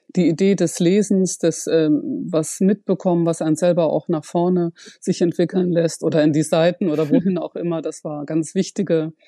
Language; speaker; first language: German; native; German